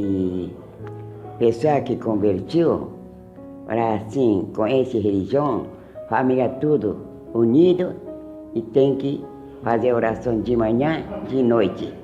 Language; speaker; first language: Portuguese; early bilingual, heritage; Japanese